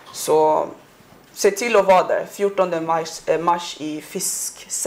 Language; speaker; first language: Swedish; early bilingual, other home language; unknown